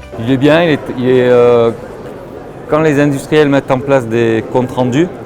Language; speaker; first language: French; native; French